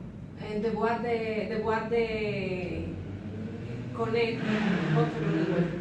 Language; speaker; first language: French; non-native, learner; Spanish